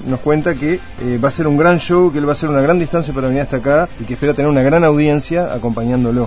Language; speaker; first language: Spanish; native; Spanish